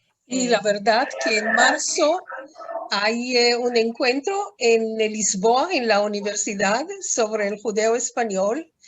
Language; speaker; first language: Spanish; non-native, fluent; Hebrew